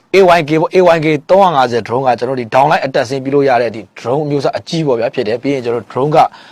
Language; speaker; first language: Burmese; native; Burmese